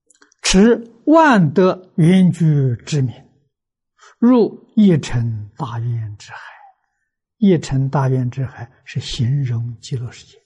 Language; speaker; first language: Chinese; native; Chinese